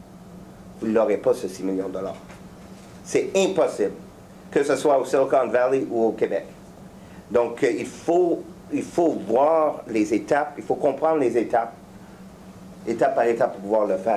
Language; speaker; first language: French; native; French